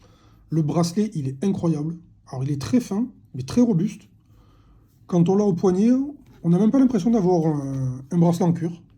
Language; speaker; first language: French; native; French